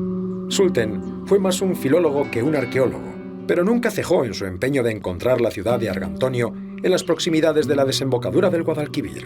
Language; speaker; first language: Spanish; native; Spanish